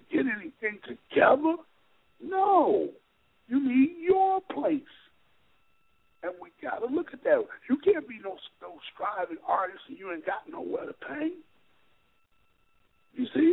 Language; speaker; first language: English; native; English